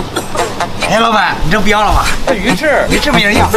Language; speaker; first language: Chinese; native; Chinese